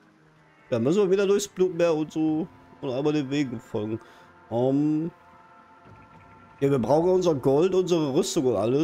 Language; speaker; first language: German; native; German